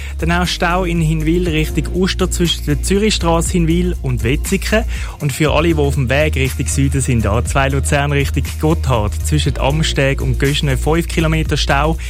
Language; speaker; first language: German; native; German